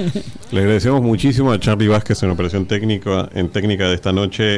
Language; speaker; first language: Spanish; native; Spanish